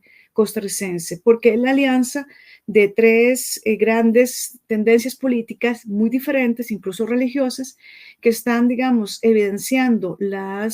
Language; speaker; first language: Spanish; native; Spanish